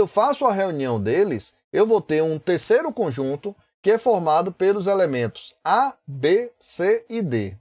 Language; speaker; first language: Portuguese; native; Portuguese